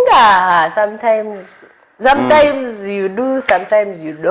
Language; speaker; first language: English; non-native, local second language; Nyankole